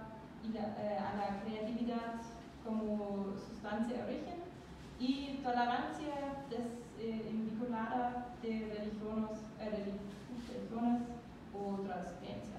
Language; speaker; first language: Spanish; non-native, learner; German